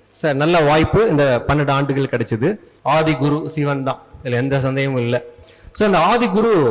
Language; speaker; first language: Tamil; native; Tamil